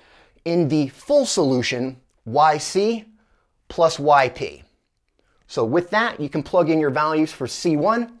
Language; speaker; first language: English; native; English